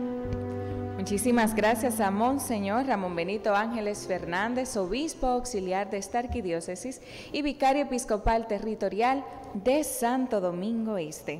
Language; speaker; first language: Spanish; native; Spanish